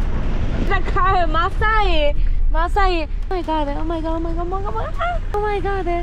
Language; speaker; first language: English; non-native, learner; Japanese